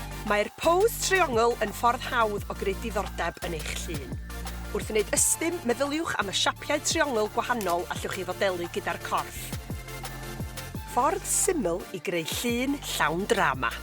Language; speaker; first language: Welsh; native; Welsh